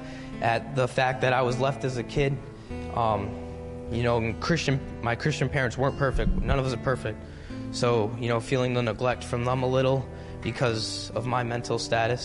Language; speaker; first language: English; native; English